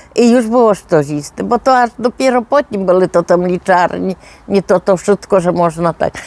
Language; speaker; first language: Polish; non-native, local second language; Rusyn